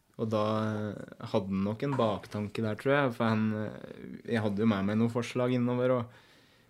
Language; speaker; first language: Norwegian; native; Norwegian